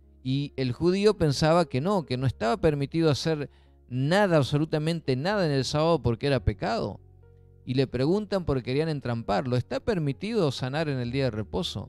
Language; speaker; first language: Spanish; native; Spanish